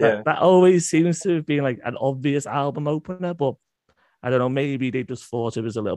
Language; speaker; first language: English; native; English